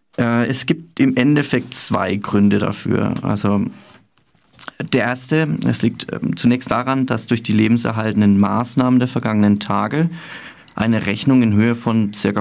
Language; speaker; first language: German; native; German